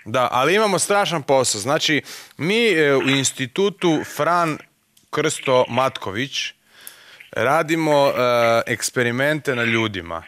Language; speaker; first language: Croatian; native; Croatian